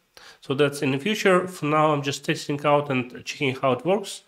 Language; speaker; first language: English; non-native, fluent; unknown